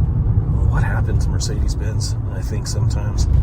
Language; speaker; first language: English; native; English